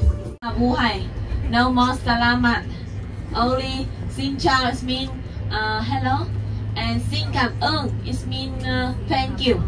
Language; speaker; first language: English; non-native, learner; Vietnamese